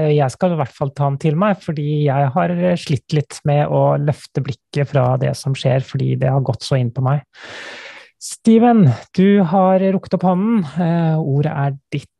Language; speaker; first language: Norwegian; native; Norwegian